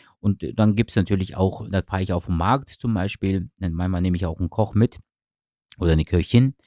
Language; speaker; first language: German; early bilingual, other home language; Turkish